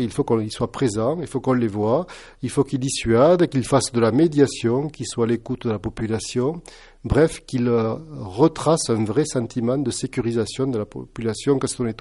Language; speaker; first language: French; native; French